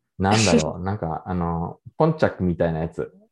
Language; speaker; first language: Japanese; native; Japanese